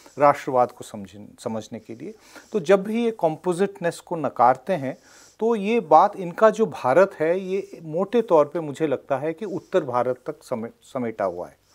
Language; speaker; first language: Hindi; non-native, local second language; Bangla